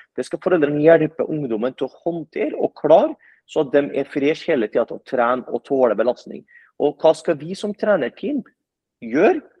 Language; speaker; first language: Norwegian; early bilingual, other home language; Arabic